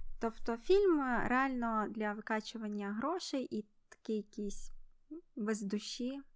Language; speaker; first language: Ukrainian; native; Ukrainian